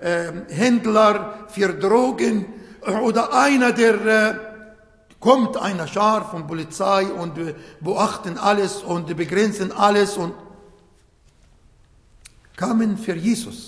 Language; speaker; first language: German; non-native, fluent; Arabic